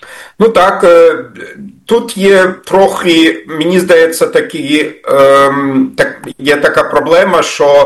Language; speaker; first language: Ukrainian; non-native, fluent; German